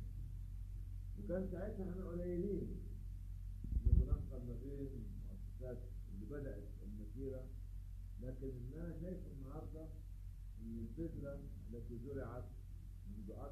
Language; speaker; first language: Arabic; native; Arabic